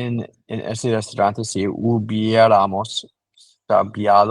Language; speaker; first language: Spanish; non-native, learner; English